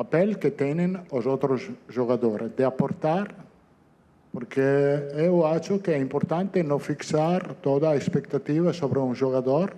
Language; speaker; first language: Portuguese; non-native, fluent; Italian